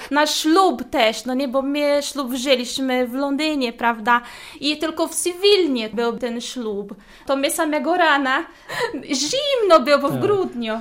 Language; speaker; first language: Polish; non-native, fluent; Portuguese